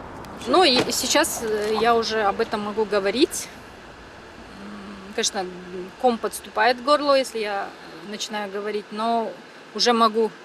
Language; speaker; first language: Russian; native; Russian